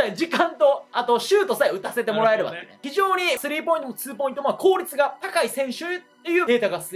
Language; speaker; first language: Japanese; native; Japanese